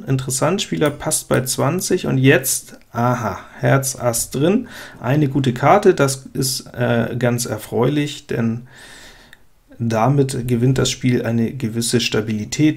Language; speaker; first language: German; native; German